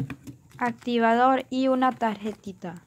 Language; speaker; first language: Spanish; early bilingual, heritage; Spanish